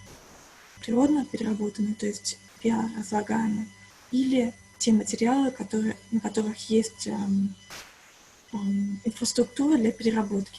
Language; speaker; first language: Russian; native; Russian